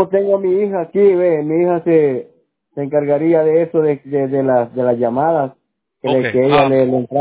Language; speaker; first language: Spanish; native; Spanish